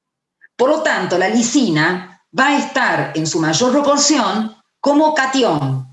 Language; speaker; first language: Spanish; native; Spanish